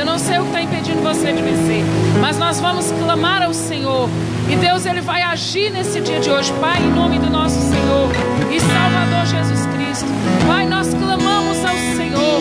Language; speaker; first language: Portuguese; native; Portuguese